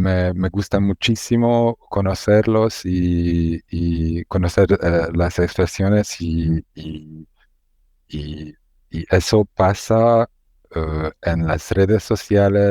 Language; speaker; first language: Spanish; non-native, learner; Hungarian